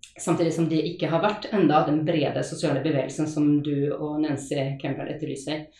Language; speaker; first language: Norwegian; non-native, fluent; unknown